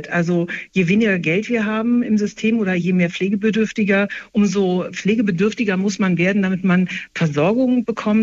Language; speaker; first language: German; native; German